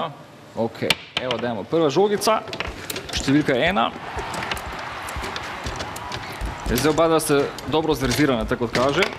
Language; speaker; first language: Slovenian; native; Slovenian